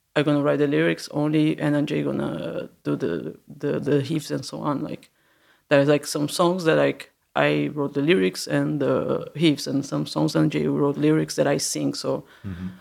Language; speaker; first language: English; non-native, learner; Portuguese